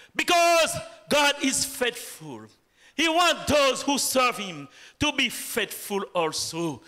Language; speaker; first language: English; non-native, fluent; Haitian Creole